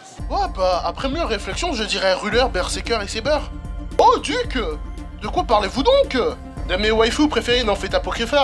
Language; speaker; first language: French; native; French